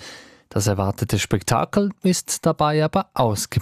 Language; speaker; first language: German; native; German